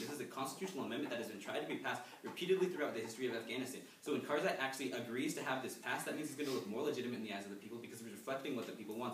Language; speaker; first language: English; native; English